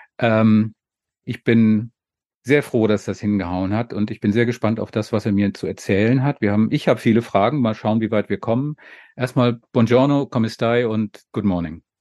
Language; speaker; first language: German; native; German